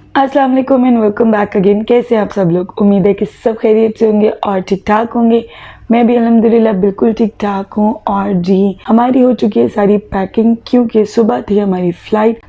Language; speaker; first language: Urdu; native; Urdu